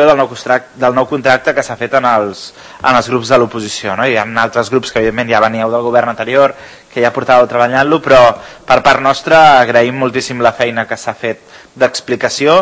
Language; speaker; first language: Catalan; native; Catalan